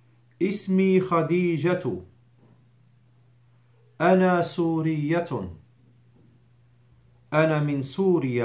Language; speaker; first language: Arabic; non-native, fluent; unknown